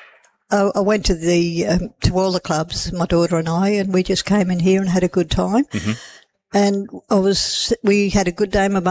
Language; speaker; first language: English; native; English